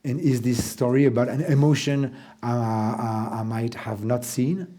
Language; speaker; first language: English; non-native, fluent; French